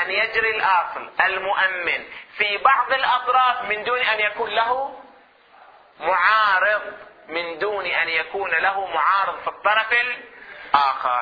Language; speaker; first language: Arabic; native; Arabic